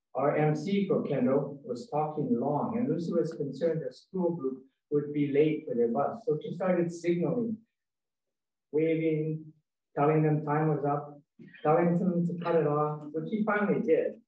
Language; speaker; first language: English; native; English